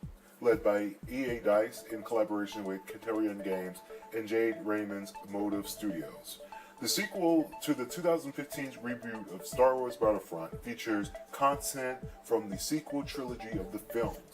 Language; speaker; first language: English; native; English